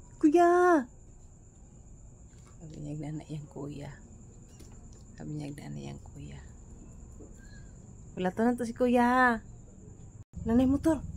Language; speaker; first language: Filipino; non-native, local second language; Cebuano